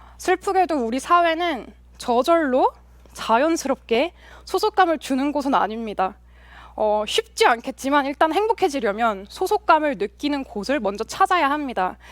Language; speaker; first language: Korean; early bilingual, heritage; Korean